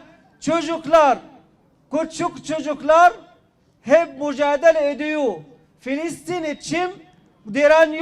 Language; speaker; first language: Turkish; non-native, fluent; Arabic